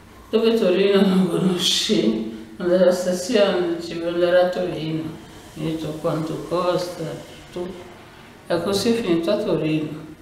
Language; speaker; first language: Italian; non-native, learner; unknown